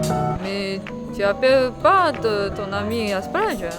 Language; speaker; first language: French; non-native, learner; Japanese